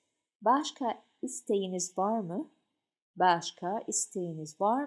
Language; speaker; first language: Turkish; non-native, fluent; Arabic